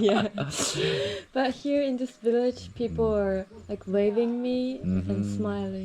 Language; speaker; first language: English; non-native, fluent; Japanese